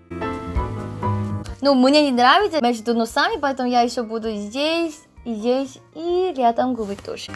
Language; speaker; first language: Russian; non-native, learner; Korean